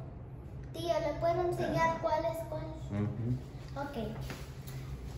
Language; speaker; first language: Spanish; early bilingual, heritage; English